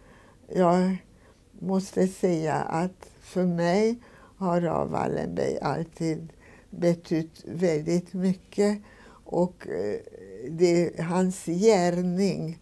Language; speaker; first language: Swedish; non-native, fluent; Hungarian